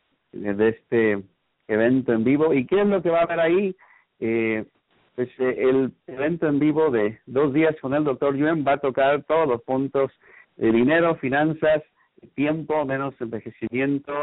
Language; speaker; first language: Spanish; native; Spanish